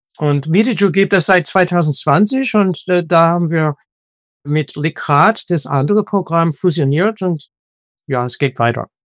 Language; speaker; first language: German; non-native, fluent; English